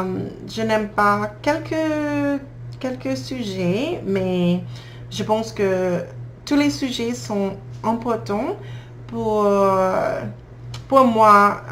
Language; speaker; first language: French; non-native, learner; English